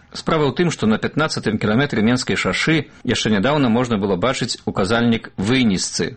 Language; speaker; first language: Belarusian; native; Belarusian